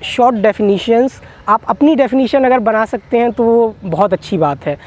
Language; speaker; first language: Hindi; native; Hindi